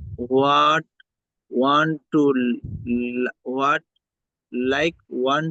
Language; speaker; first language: English; non-native, learner; Bangla